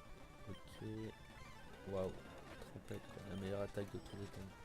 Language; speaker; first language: French; native; French